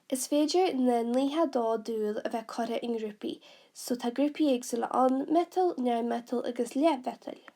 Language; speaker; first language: Irish; non-native, local second language; English